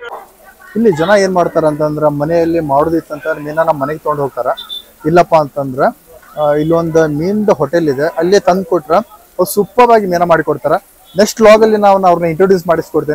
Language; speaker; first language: Kannada; native; Kannada